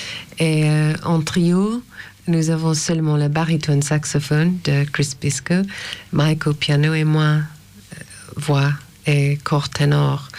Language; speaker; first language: French; non-native, fluent; English